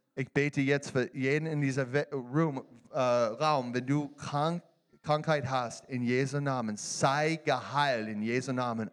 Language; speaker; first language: German; non-native, learner; English